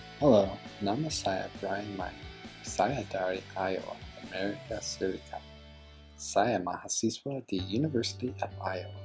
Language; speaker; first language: Indonesian; non-native, learner; English